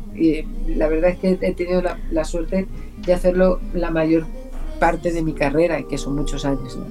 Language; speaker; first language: Spanish; native; Spanish